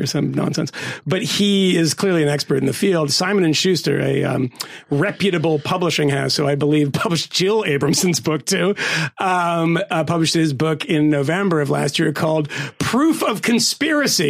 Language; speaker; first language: English; native; English